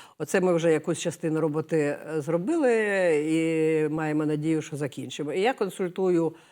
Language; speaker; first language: Ukrainian; native; Ukrainian